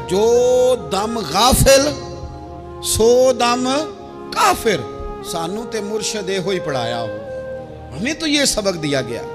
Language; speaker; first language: Urdu; non-native, local second language; Punjabi